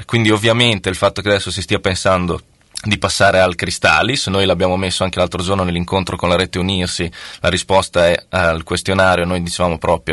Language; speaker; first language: Italian; native; Italian